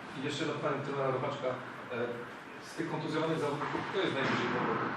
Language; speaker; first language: Polish; native; Polish